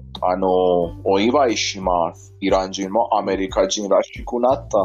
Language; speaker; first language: Japanese; non-native, fluent; Persian